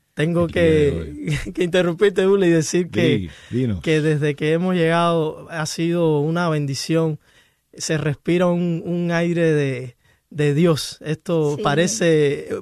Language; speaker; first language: Spanish; native; Spanish